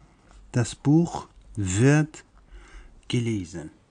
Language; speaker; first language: German; non-native, fluent; Persian